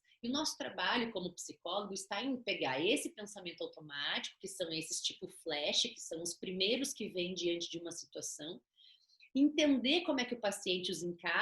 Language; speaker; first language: Portuguese; native; Portuguese